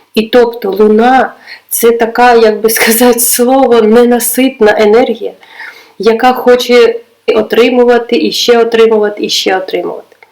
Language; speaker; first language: Ukrainian; non-native, local second language; Russian